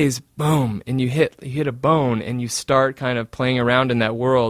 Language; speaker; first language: English; native; English